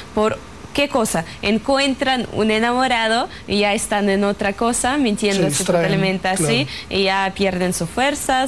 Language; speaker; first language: Spanish; non-native, fluent; Russian